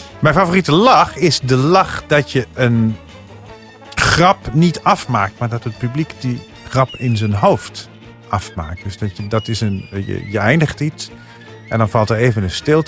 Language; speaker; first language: Dutch; native; Dutch